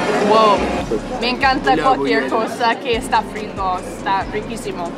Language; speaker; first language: Spanish; non-native, fluent; English